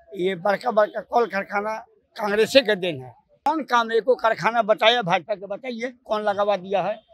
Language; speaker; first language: Hindi; native; Hindi